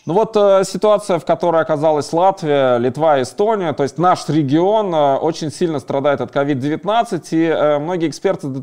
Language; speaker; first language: Russian; native; Russian